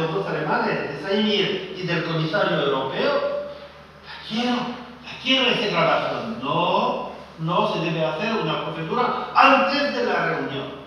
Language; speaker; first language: Spanish; non-native, fluent; French